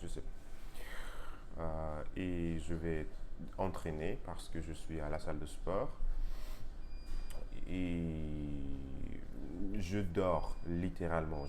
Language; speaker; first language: French; non-native, learner; Russian